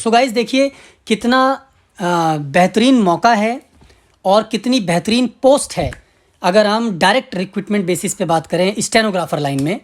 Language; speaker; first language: Hindi; native; Hindi